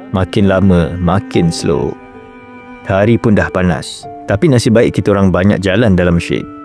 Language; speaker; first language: Malay; native; Malay